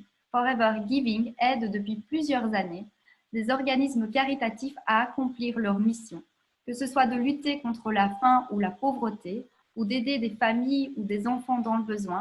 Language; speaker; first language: French; native; French